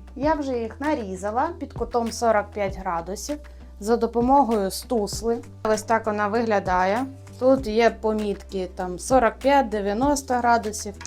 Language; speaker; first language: Ukrainian; native; Ukrainian